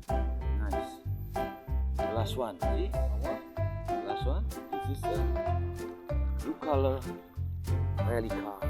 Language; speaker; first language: English; non-native, learner; Indonesian